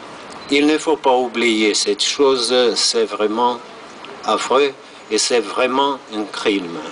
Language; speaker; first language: French; non-native, fluent; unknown